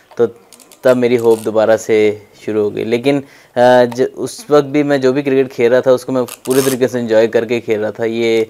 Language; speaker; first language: Urdu; non-native, local second language; Punjabi